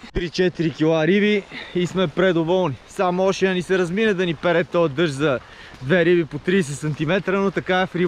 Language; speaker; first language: Bulgarian; native; Bulgarian